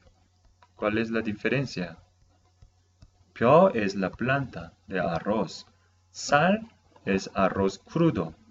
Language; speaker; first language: Spanish; non-native, fluent; Korean